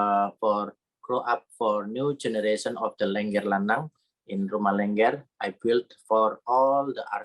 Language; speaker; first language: English; non-native, learner; Indonesian